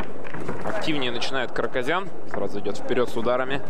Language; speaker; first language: Russian; native; Russian